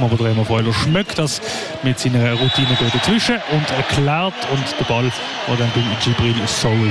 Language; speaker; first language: German; native; German